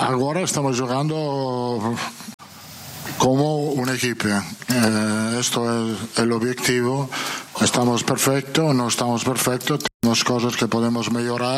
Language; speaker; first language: Portuguese; non-native, fluent; Italian